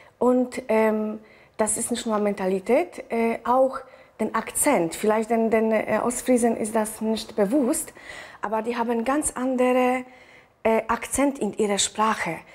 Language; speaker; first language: German; non-native, fluent; Polish